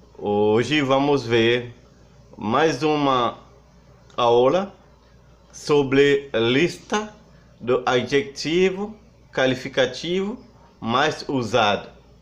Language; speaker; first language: Portuguese; non-native, fluent; Haitian Creole